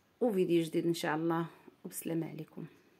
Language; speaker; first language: Arabic; native; Arabic